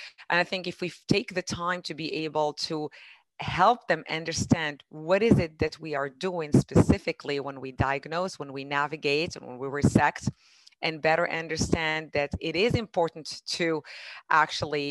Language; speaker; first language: English; non-native, fluent; Arabic